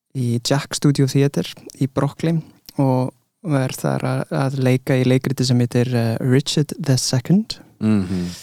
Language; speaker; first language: Icelandic; early bilingual, other home language; English